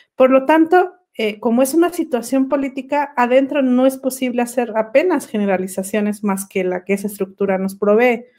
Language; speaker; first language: Spanish; non-native, local second language; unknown